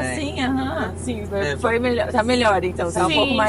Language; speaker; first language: Portuguese; native; Portuguese